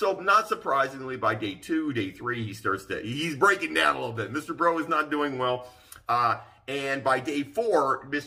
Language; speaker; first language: English; native; English